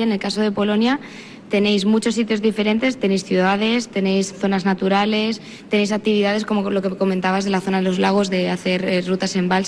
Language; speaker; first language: Spanish; native; Spanish